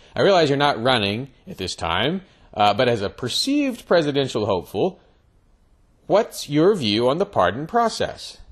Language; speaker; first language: English; native; English